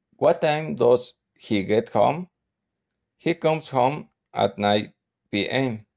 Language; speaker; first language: English; non-native, learner; Spanish